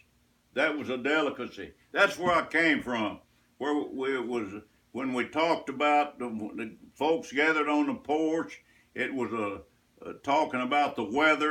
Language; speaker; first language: English; native; English